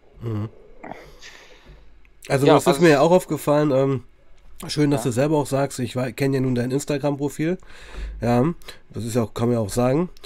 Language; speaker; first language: German; native; German